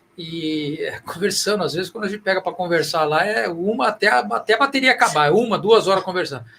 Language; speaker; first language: Portuguese; native; Portuguese